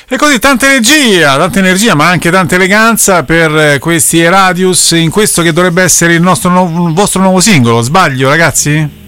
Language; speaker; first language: Italian; native; Italian